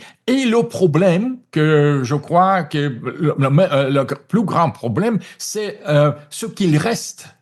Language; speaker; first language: French; non-native, fluent; Russian